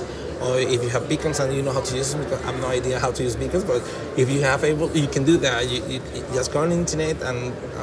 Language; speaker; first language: English; non-native, fluent; Spanish